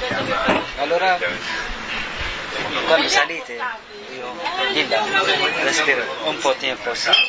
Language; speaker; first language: Italian; non-native, learner; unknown